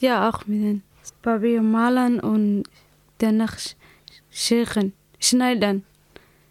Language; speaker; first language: German; non-native, learner; Somali